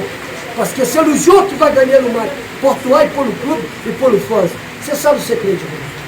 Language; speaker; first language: French; non-native, learner; Portuguese